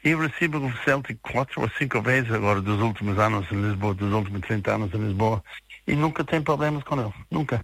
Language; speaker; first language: Portuguese; non-native, fluent; English